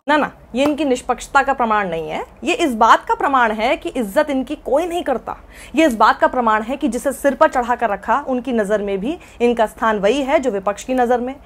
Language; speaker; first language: Hindi; native; Hindi